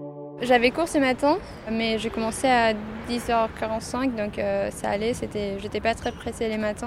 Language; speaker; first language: French; non-native, fluent; Spanish